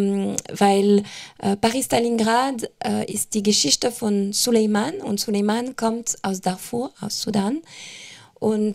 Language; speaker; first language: German; non-native, fluent; French